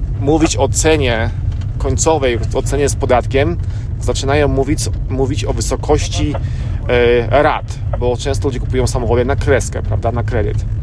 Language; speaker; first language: Polish; native; Polish